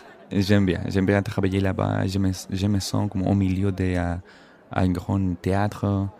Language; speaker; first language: French; non-native, fluent; Spanish